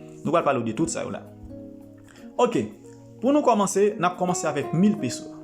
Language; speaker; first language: French; non-native, local second language; Haitian Creole